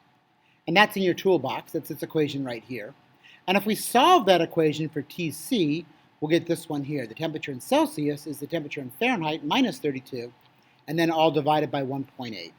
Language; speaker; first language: English; native; English